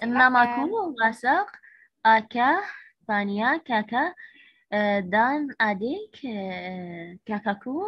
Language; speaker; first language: Indonesian; non-native, learner; Arabic